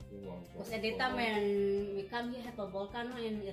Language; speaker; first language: English; non-native, learner; Indonesian